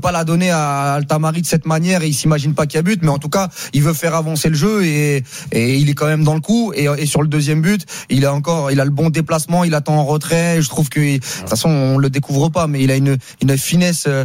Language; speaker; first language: French; native; French